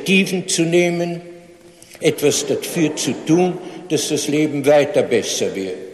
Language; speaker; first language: German; non-native, fluent; English